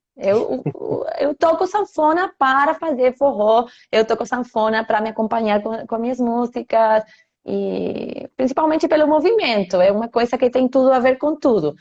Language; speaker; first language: Portuguese; non-native, fluent; Spanish